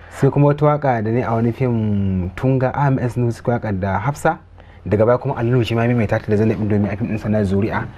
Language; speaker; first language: Hausa; native; Hausa